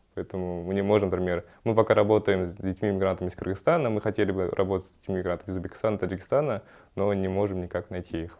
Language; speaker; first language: Russian; early bilingual, other home language; Kyrgyz